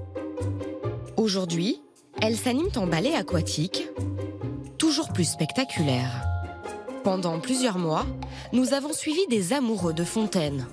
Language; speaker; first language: French; native; French